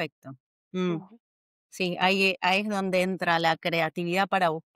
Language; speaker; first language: Spanish; native; Spanish